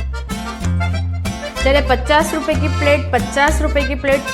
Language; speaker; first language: Hindi; non-native, local second language; Gujarati